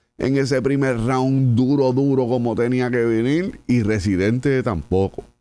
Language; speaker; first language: Spanish; native; Spanish